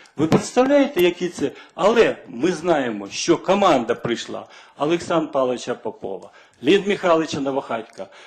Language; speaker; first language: Ukrainian; native; Ukrainian